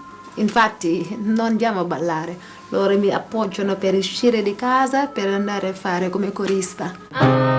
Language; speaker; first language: Italian; non-native, fluent; Wolof